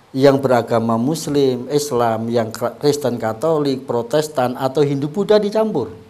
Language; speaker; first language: Indonesian; non-native, local second language; Javanese